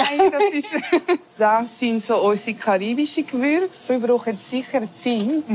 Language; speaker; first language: German; early bilingual, other home language; Spanish